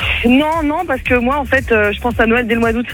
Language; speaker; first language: French; native; French